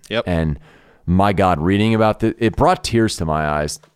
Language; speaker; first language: English; early bilingual, other home language; Italian